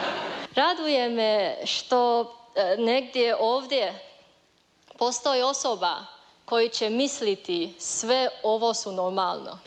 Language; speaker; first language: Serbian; non-native, learner; Chinese